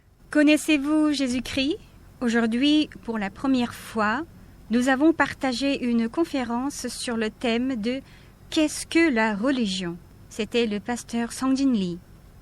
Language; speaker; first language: French; non-native, fluent; Korean